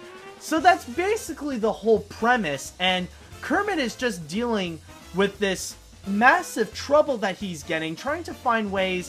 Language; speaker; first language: English; native; English